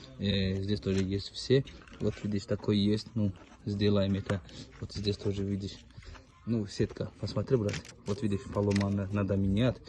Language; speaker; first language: Russian; non-native, learner; Georgian